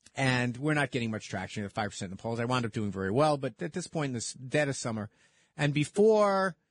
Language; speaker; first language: English; early bilingual, other home language; Italian